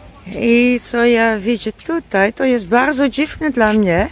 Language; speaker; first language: Polish; non-native, learner; Dutch